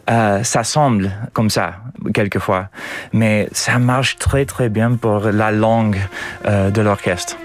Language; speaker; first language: French; non-native, learner; English